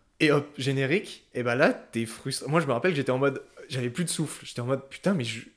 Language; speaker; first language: French; native; French